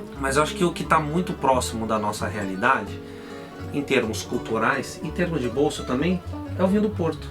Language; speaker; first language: Portuguese; native; Portuguese